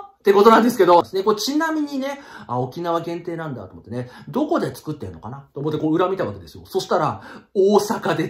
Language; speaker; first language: Japanese; native; Japanese